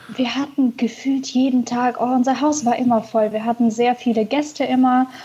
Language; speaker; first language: German; early bilingual, other home language; Russian